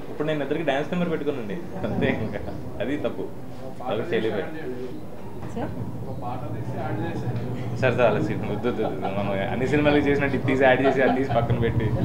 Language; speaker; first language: Telugu; native; Telugu